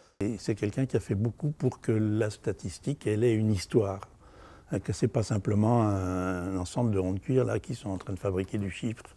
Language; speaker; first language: French; native; French